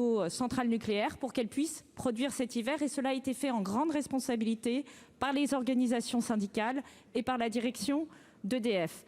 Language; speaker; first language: French; native; French